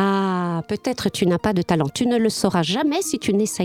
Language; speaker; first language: French; native; French